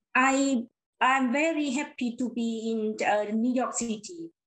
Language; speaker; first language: English; non-native, learner; Lao